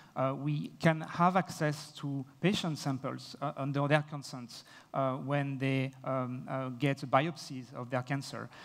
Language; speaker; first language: English; non-native, fluent; French